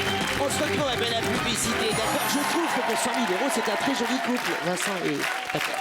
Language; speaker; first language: French; native; French